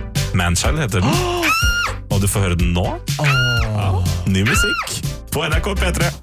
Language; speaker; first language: Norwegian; native; Norwegian